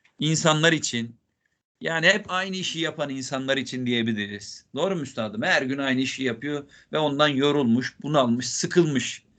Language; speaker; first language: Turkish; native; Turkish